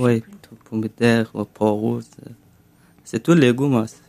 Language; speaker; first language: French; non-native, learner; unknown